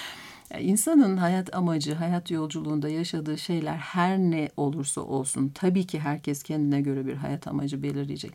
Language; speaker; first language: Turkish; native; Turkish